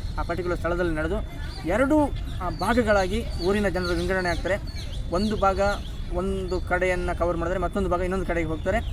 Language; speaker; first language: Kannada; non-native, local second language; Kodava